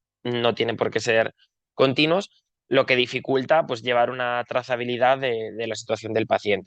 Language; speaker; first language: Spanish; native; Spanish